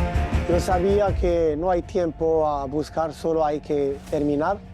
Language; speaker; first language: Spanish; non-native, learner; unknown